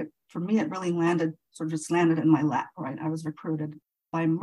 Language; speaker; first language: English; native; English